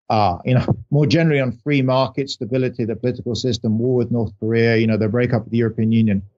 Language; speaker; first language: English; native; English